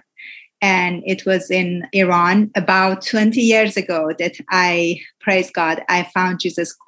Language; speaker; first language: English; non-native, fluent; Persian